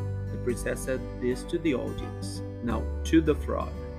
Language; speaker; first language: English; non-native, fluent; Portuguese